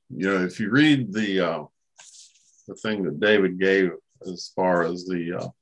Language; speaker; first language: English; native; English